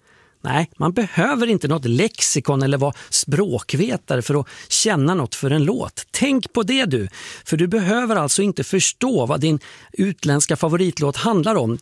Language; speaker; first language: Swedish; native; Swedish